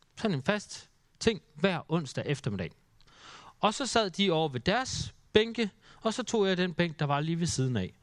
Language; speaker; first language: Danish; native; Danish